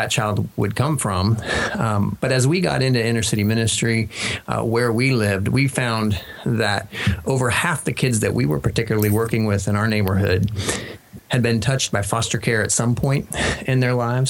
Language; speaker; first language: English; native; English